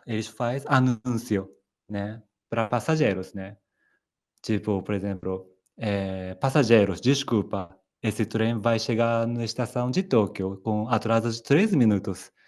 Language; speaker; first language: Portuguese; non-native, fluent; Japanese